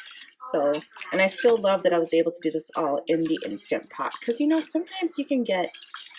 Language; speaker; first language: English; native; English